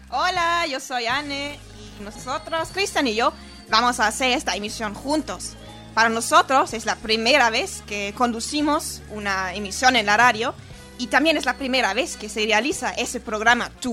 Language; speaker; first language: Spanish; non-native, learner; German